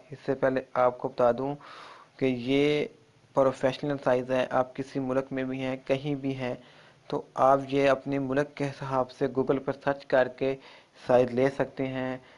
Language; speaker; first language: Urdu; non-native, local second language; Punjabi